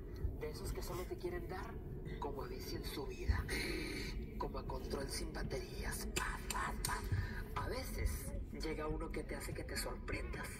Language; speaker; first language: Spanish; native; Spanish